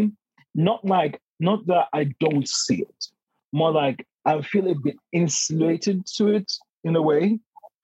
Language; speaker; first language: English; non-native, local second language; Yoruba